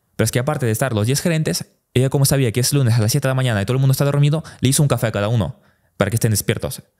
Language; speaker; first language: Spanish; early bilingual, other home language; Russian